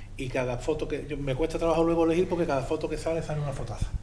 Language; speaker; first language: Spanish; native; Spanish